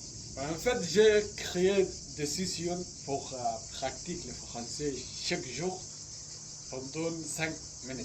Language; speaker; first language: French; non-native, learner; Arabic